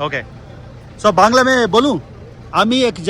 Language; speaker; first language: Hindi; non-native, local second language; Telugu